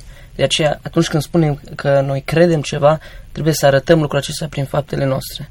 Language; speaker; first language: Romanian; native; Romanian